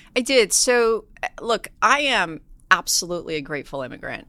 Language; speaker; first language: English; early bilingual, other home language; Persian